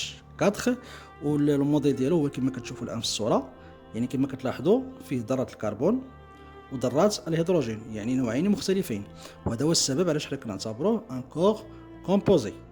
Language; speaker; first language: Arabic; native; Arabic